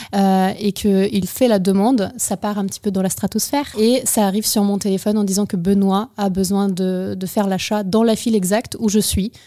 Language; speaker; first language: French; non-native, fluent; Ukrainian